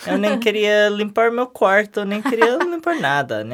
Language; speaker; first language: Portuguese; non-native, learner; English